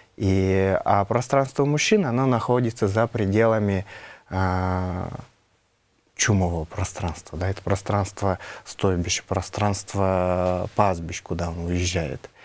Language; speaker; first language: Russian; non-native, local second language; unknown